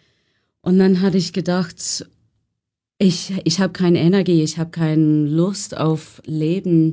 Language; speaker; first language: German; non-native, learner; English